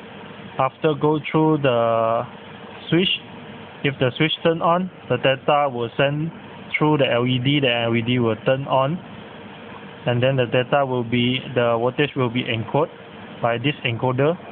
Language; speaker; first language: English; non-native, local second language; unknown